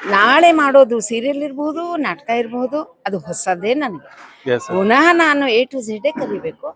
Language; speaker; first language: Kannada; non-native, local second language; Marathi